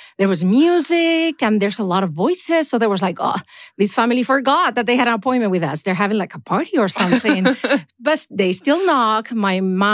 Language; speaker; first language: English; non-native, fluent; Spanish